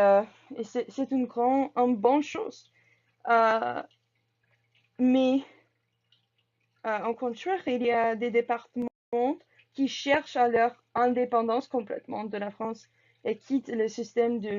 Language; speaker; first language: French; non-native, learner; English